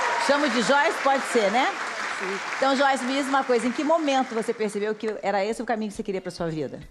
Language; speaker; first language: Portuguese; native; Portuguese